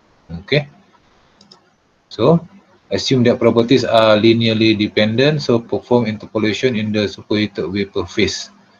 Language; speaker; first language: English; non-native, local second language; Malay